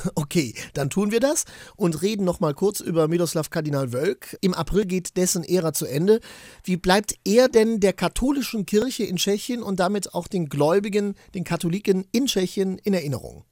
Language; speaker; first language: German; native; German